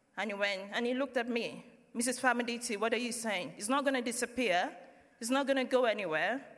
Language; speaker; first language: English; non-native, local second language; Yoruba